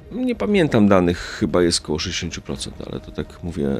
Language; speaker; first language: Polish; native; Polish